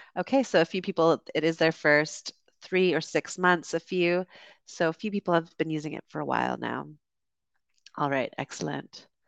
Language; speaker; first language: English; native; English